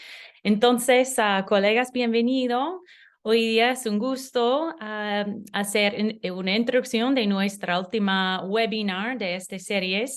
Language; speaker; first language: Spanish; non-native, learner; English